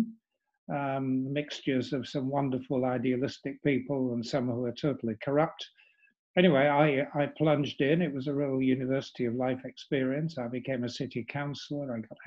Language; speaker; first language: English; native; English